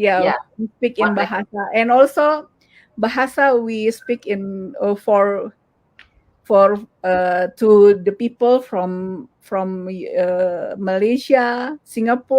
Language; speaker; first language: English; non-native, learner; Indonesian